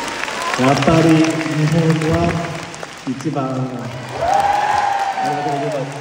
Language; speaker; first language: Japanese; non-native, learner; Korean